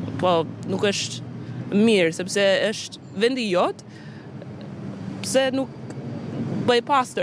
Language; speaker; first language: Albanian; non-native, learner; English